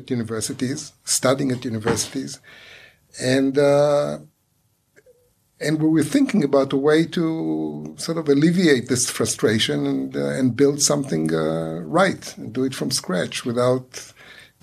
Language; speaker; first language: English; non-native, fluent; Hebrew